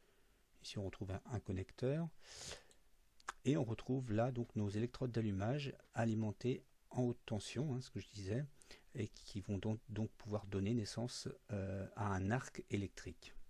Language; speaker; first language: French; native; French